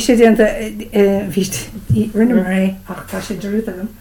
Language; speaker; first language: Irish; non-native, local second language; English